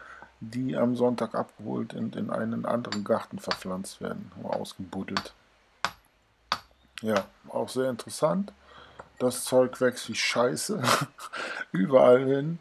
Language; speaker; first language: German; native; German